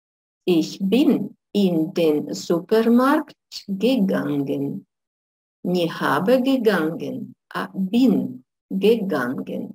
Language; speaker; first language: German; non-native, fluent; Russian